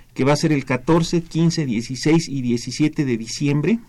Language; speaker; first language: Spanish; native; Spanish